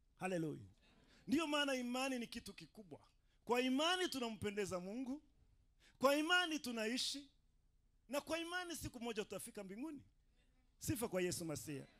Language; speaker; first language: Swahili; non-native, local second language; Rundi